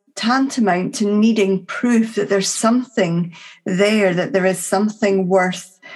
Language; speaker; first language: English; native; English